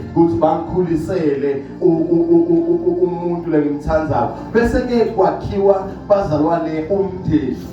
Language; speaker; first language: Zulu; non-native, local second language; Swati